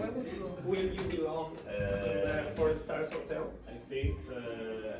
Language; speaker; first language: English; non-native, learner; Spanish